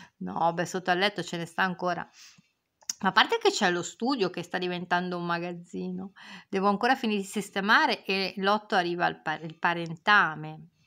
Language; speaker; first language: Italian; native; Italian